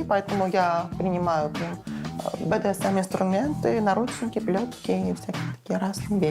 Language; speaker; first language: Russian; non-native, learner; Armenian